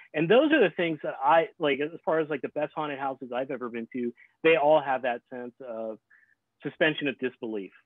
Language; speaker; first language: English; native; English